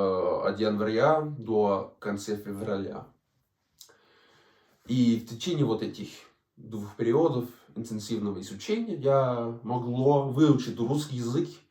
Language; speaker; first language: Russian; non-native, fluent; Danish